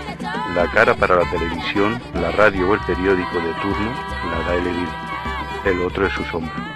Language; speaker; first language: Spanish; native; Spanish